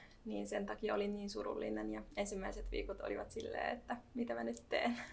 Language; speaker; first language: Finnish; non-native, fluent; Arabic